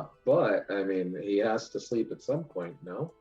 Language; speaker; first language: English; native; English